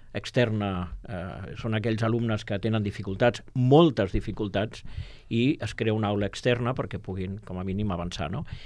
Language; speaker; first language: Catalan; native; Catalan